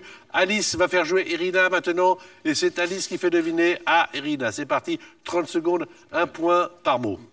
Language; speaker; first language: French; native; French